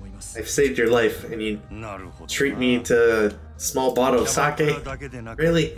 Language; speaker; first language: English; native; English